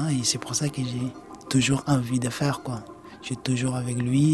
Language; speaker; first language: French; non-native, learner; Arabic